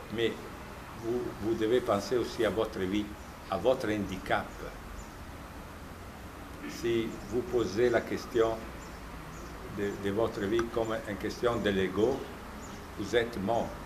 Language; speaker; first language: French; non-native, fluent; Italian